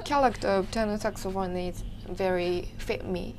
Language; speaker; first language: English; non-native, learner; Japanese